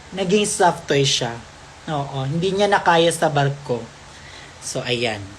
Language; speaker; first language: Filipino; non-native, local second language; Cebuano